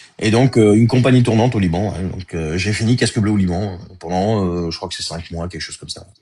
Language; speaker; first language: French; early bilingual, other home language; Arabic